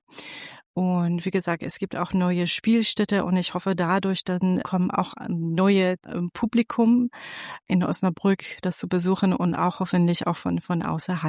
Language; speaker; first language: German; non-native, fluent; Persian